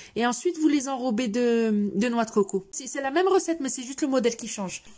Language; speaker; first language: French; non-native, local second language; Arabic